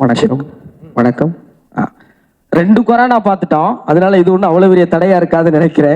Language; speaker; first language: Tamil; native; Tamil